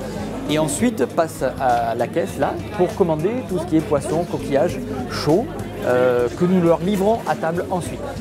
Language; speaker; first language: French; native; French